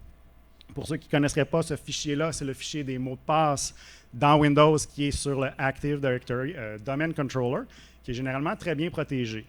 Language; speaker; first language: French; native; French